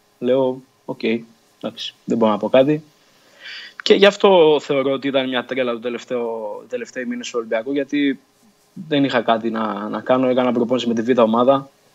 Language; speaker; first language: Greek; early bilingual, other home language; Portuguese